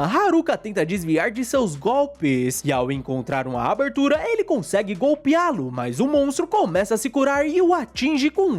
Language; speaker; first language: Portuguese; native; Portuguese